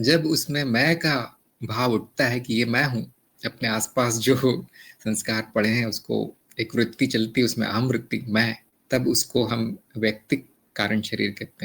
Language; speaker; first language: Hindi; native; Hindi